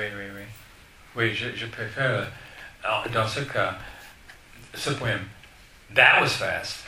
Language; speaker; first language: French; non-native, fluent; English